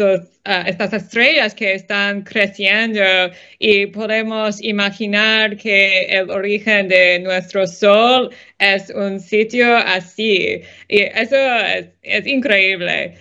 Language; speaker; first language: Spanish; non-native, fluent; English